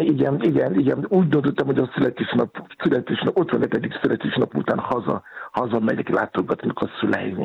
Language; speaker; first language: Hungarian; non-native, fluent; Yoruba